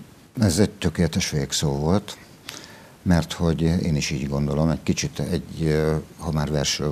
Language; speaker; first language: Hungarian; native; Hungarian